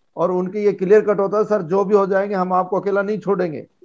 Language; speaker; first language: Hindi; native; Hindi